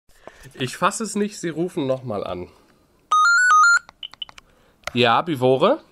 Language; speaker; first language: German; native; German